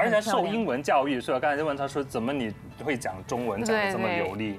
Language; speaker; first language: Chinese; native; Chinese